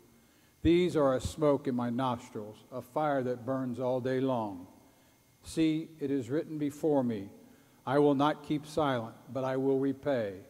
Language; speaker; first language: English; native; English